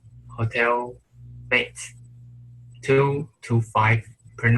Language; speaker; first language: English; non-native, learner; Chinese